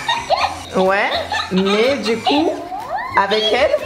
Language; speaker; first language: French; native; French